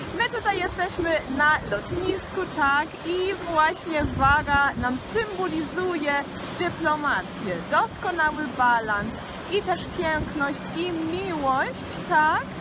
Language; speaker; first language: Polish; early bilingual, heritage; Polish